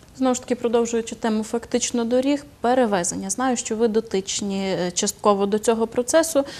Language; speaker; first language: Ukrainian; native; Ukrainian